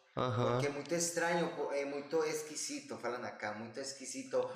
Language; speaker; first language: Portuguese; non-native, learner; Spanish